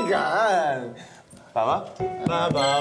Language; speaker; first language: Korean; native; Korean